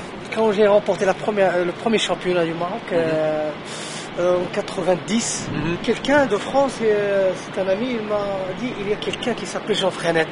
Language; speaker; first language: French; non-native, local second language; Arabic